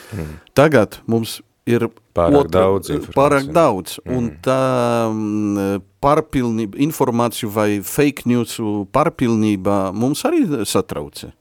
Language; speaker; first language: Latvian; non-native, fluent; Polish